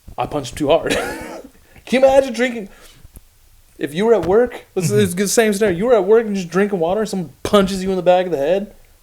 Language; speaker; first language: English; native; English